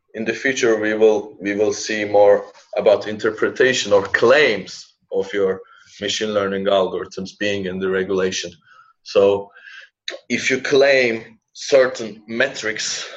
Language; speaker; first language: English; non-native, fluent; Turkish